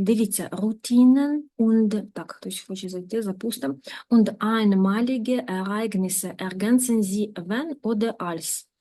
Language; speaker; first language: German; non-native, fluent; Ukrainian